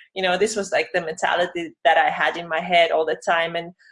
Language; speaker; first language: English; non-native, fluent; Estonian